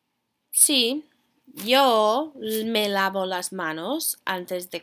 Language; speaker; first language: Spanish; non-native, fluent; English